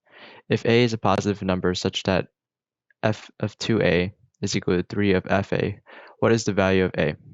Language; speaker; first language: English; native; English